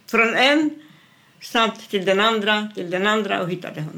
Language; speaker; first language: Swedish; non-native, fluent; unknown